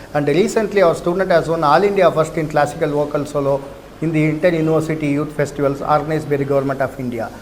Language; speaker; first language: English; non-native, local second language; Telugu